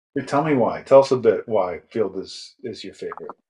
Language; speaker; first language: English; native; English